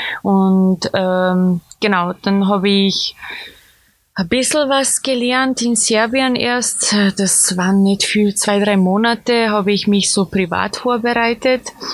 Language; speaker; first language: German; non-native, fluent; Serbian